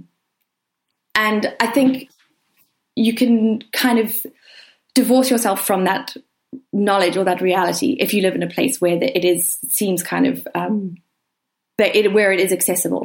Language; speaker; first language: English; native; English